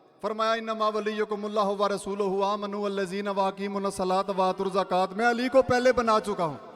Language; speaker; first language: Urdu; non-native, local second language; Saraiki